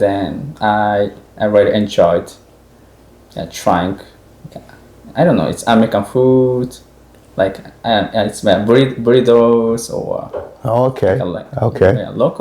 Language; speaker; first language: English; non-native, fluent; Japanese